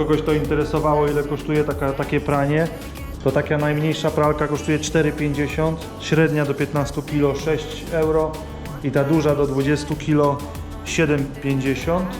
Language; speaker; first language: Polish; native; Polish